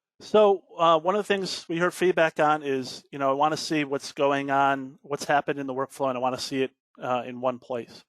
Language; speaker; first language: English; native; English